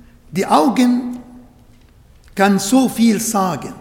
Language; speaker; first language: German; non-native, fluent; Arabic